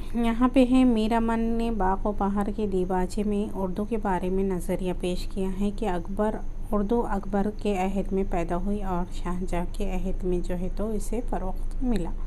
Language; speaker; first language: Urdu; native; Urdu